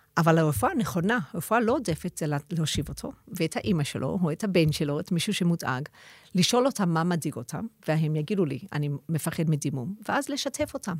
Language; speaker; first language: Hebrew; non-native, fluent; English